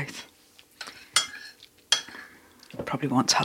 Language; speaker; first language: English; native; English